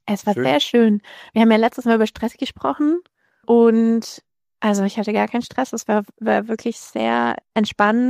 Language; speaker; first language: German; native; German